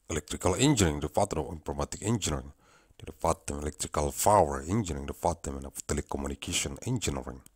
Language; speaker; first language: English; non-native, learner; Indonesian